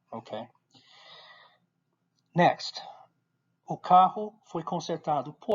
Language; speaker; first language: Portuguese; non-native, fluent; English